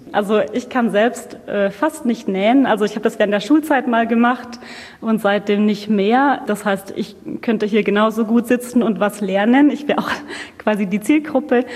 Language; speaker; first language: German; native; German